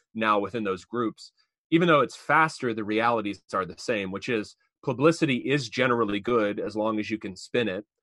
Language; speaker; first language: English; native; English